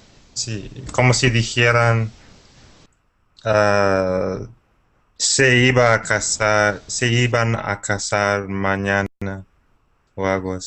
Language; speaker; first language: Spanish; non-native, fluent; English